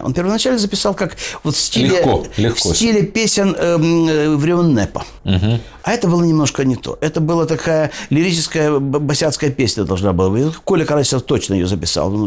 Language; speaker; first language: Russian; native; Russian